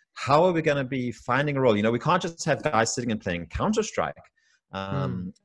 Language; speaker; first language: English; native; English